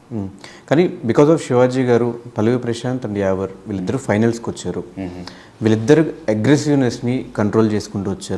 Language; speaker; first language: Telugu; native; Telugu